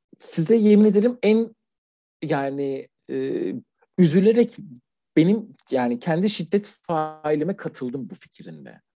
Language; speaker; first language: Turkish; non-native, fluent; Persian